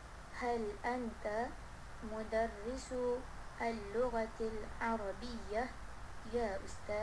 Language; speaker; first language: Arabic; non-native, learner; Malay